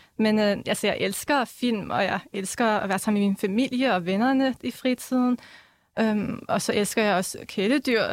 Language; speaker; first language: Danish; early bilingual, other home language; Arabic